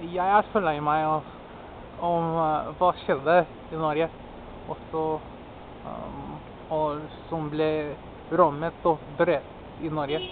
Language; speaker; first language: Norwegian; non-native, learner; English